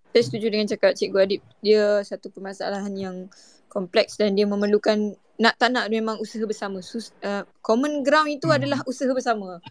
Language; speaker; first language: Malay; native; Malay